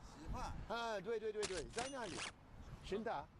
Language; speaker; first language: Chinese; non-native, learner; English